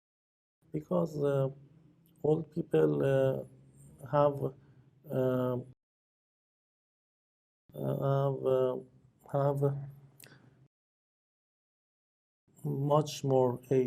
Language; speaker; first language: English; non-native, learner; Persian